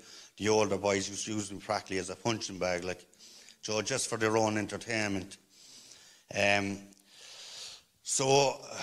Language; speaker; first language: English; native; English